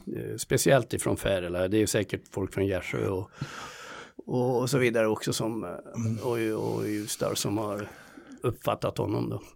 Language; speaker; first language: Swedish; native; Swedish